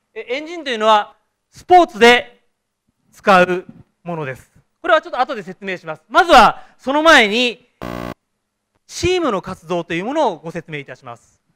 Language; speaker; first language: Japanese; native; Japanese